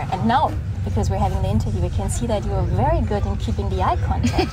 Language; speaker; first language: English; non-native, fluent; German